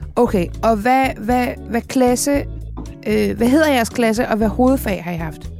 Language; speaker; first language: Danish; native; Danish